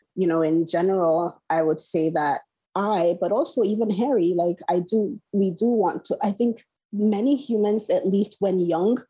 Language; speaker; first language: English; non-native, local second language; Igbo